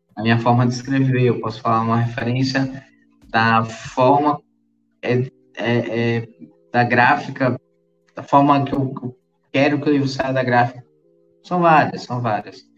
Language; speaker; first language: Portuguese; native; Portuguese